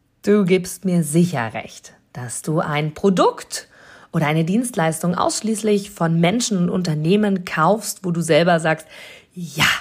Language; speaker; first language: German; native; German